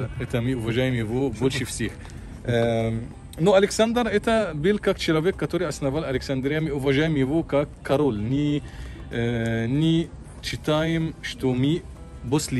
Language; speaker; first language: Russian; non-native, local second language; Arabic